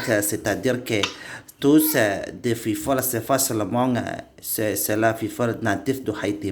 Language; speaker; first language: French; non-native, learner; Indonesian